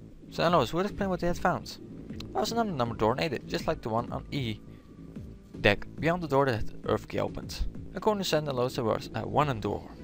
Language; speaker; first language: English; non-native, fluent; Dutch